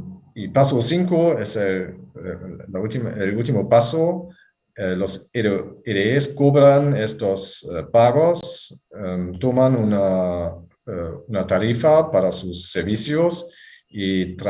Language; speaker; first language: Spanish; non-native, fluent; German